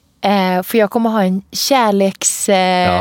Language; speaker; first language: Swedish; non-native, fluent; Arabic